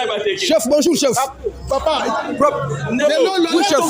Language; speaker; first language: French; non-native, local second language; Lingala